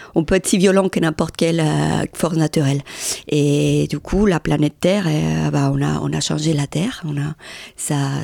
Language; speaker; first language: French; non-native, fluent; Spanish